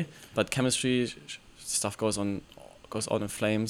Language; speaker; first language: English; non-native, fluent; German